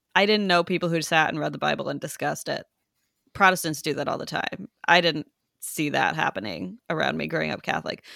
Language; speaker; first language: English; native; English